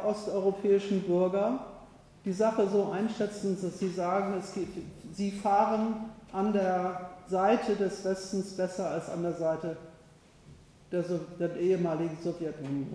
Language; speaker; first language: German; native; German